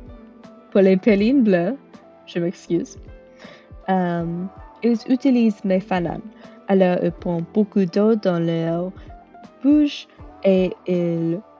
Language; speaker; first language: French; non-native, learner; English